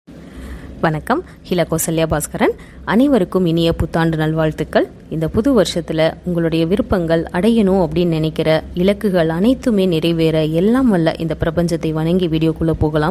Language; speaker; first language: Tamil; native; Tamil